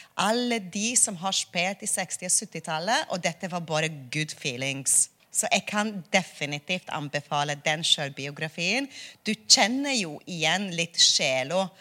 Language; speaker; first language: Norwegian; non-native, fluent; Hungarian